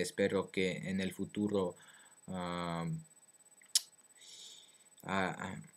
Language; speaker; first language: Spanish; non-native, learner; French